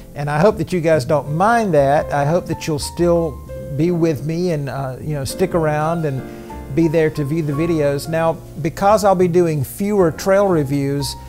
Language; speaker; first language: English; native; English